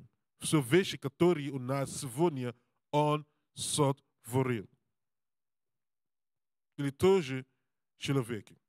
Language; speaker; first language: Russian; non-native, learner; English